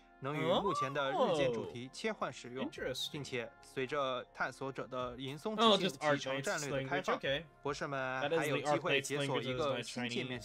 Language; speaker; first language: Chinese; native; Chinese